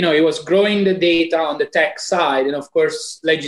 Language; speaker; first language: English; non-native, fluent; Italian